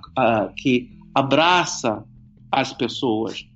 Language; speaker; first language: Portuguese; non-native, fluent; English